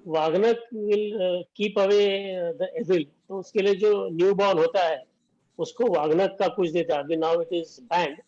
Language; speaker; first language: Hindi; non-native, local second language; Marathi